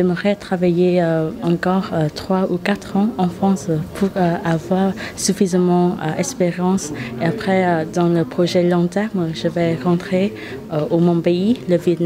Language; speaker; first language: French; non-native, fluent; Vietnamese